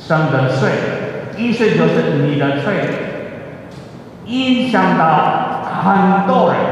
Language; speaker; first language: Chinese; non-native, fluent; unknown